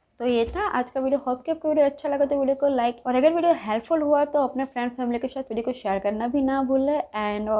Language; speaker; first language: Hindi; non-native, local second language; Gujarati